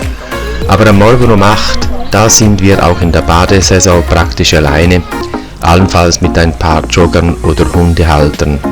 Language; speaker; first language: German; native; German